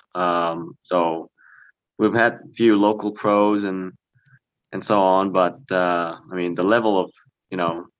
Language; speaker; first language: English; early bilingual, other home language; Korean